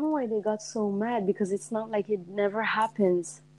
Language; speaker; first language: English; non-native, fluent; French